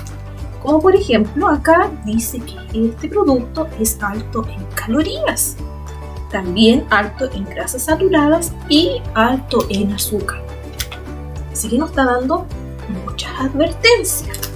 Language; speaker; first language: Spanish; native; Spanish